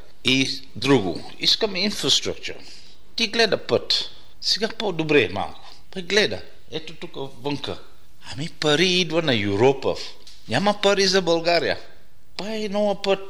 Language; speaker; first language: Bulgarian; non-native, learner; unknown